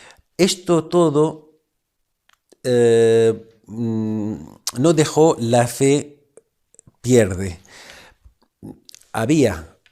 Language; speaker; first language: Spanish; non-native, fluent; Arabic